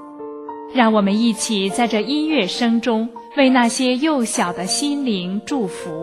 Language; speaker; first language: Chinese; native; Chinese